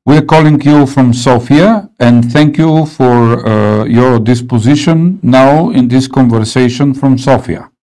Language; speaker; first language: English; non-native, learner; Bulgarian